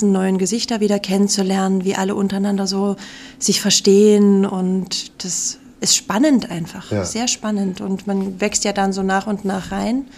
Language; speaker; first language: German; native; German